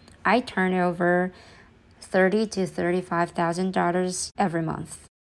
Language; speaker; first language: English; non-native, fluent; Chinese